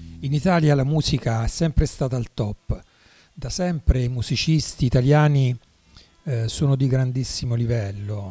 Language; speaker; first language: Italian; native; Italian